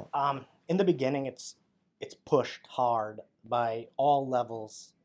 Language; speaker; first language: English; native; English